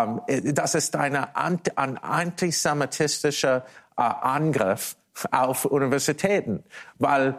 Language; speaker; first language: German; non-native, fluent; English